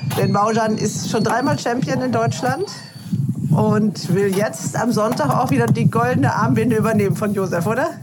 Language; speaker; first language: German; native; German